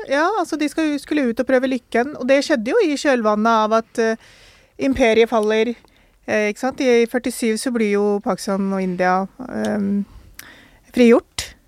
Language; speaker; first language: Norwegian; early bilingual, other home language; Urdu